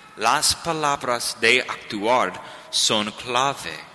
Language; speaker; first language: Spanish; non-native, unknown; English